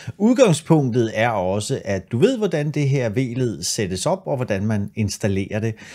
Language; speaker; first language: Danish; native; Danish